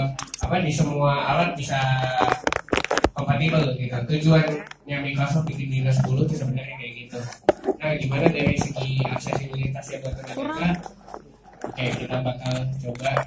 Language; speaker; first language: Indonesian; native; Indonesian